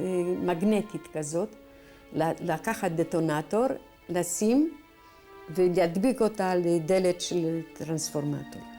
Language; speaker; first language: Hebrew; non-native, fluent; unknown